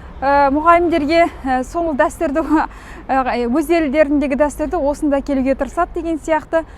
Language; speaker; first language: Kazakh; native; Kazakh